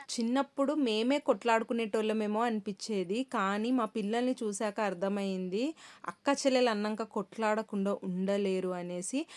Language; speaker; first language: Telugu; non-native, local second language; Kannada